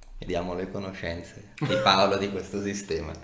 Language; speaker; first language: Italian; native; Italian